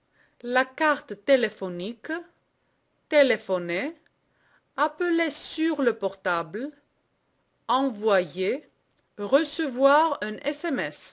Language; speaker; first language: French; non-native, fluent; Greek